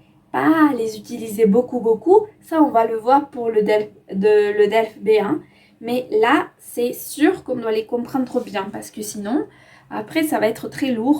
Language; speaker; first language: French; non-native, fluent; Spanish